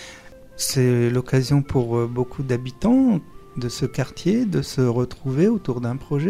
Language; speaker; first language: French; native; French